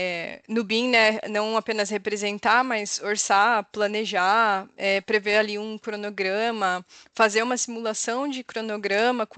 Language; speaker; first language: Portuguese; native; Portuguese